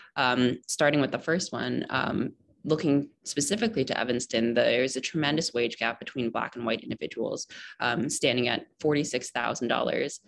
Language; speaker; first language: English; native; English